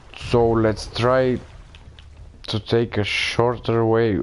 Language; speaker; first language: English; non-native, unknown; Bulgarian